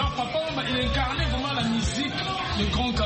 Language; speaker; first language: French; non-native, local second language; Lingala